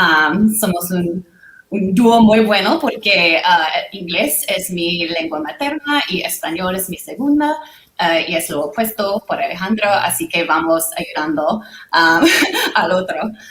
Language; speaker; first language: Spanish; non-native, learner; English